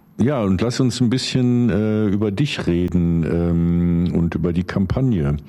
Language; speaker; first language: German; native; German